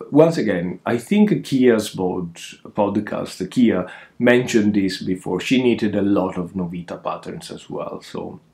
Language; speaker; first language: English; non-native, fluent; Italian